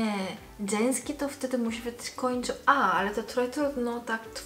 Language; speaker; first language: Polish; non-native, learner; Korean